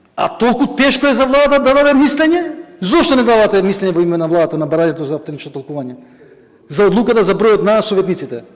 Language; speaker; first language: Macedonian; non-native, local second language; Albanian